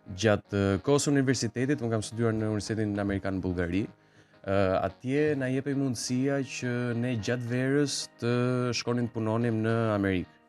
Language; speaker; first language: Albanian; native; Albanian